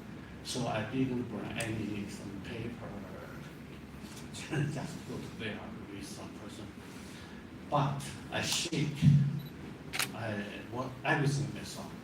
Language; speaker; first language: English; non-native, learner; Chinese